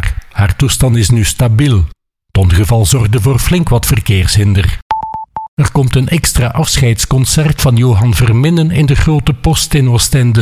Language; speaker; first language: Dutch; native; Dutch